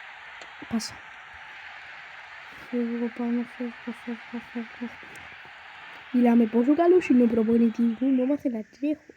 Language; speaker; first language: Greek; native; Greek